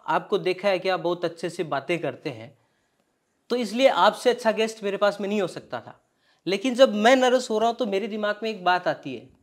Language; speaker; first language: Hindi; native; Hindi